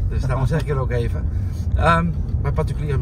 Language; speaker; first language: Dutch; native; Dutch